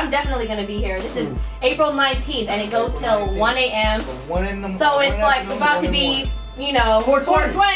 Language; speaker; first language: English; native; English